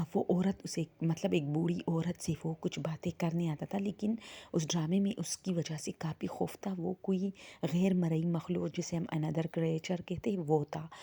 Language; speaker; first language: Urdu; non-native, local second language; Pashto